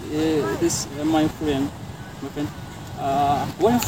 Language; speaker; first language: English; non-native, learner; Indonesian